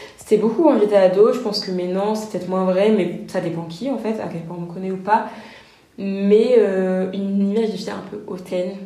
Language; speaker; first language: French; native; French